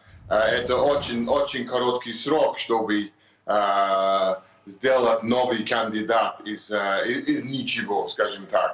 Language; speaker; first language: Russian; non-native, fluent; English